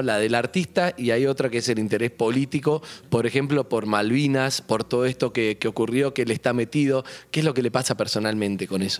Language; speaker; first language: Spanish; native; Spanish